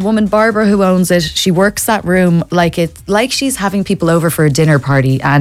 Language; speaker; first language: English; native; English